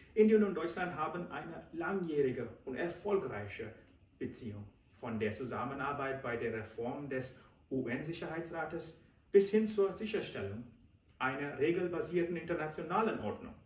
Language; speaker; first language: German; non-native, fluent; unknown